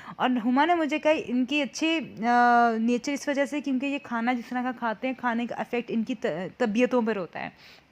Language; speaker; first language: Urdu; native; Urdu